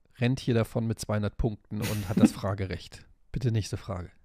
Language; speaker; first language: German; native; German